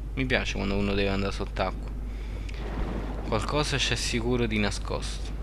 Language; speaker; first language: Italian; native; Italian